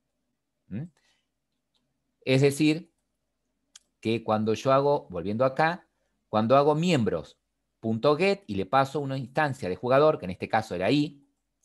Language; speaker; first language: Spanish; native; Spanish